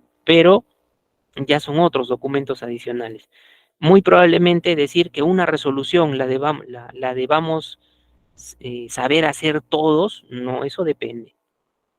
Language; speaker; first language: Spanish; native; Spanish